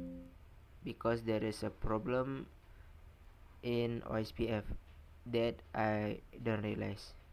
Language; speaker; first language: English; non-native, learner; Indonesian